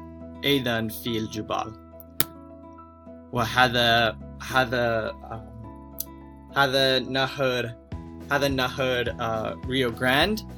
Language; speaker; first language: Arabic; non-native, learner; English